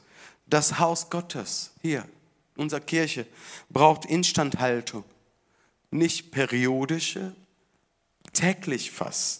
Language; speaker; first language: German; non-native, fluent; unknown